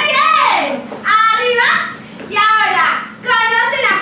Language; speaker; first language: Spanish; native; Spanish